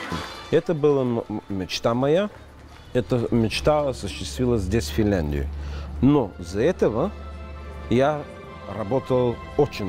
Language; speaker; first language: Russian; non-native, learner; Bulgarian